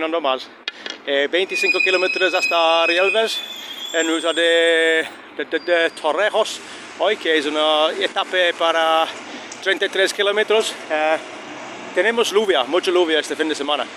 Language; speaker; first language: Spanish; non-native, learner; English